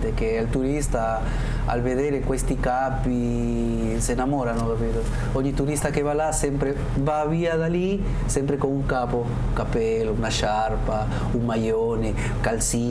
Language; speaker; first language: Italian; non-native, learner; Spanish